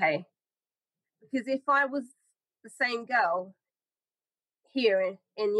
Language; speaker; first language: English; native; English